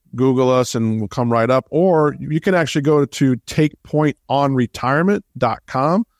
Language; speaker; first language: English; native; English